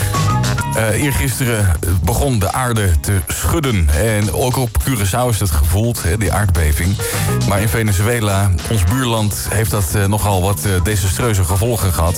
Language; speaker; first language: Dutch; non-native, local second language; Papiamento